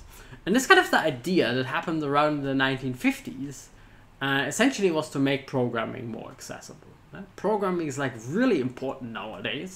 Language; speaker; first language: English; non-native, fluent; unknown